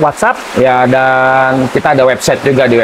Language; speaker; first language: Indonesian; native; Indonesian